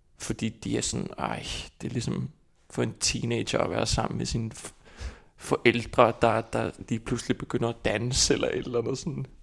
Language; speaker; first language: Danish; non-native, fluent; Icelandic